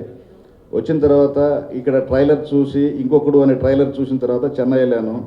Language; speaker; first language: Telugu; native; Telugu